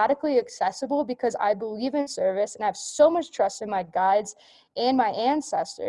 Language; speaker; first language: English; native; English